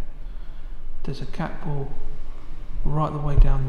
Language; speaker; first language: English; native; English